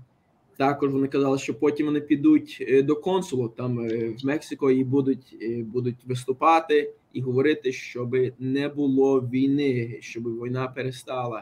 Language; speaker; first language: Ukrainian; early bilingual, heritage; Ukrainian